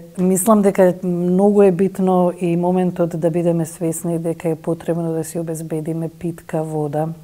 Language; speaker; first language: Macedonian; native; Macedonian